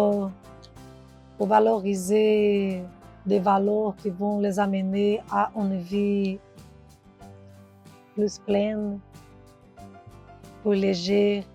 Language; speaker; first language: French; non-native, fluent; Portuguese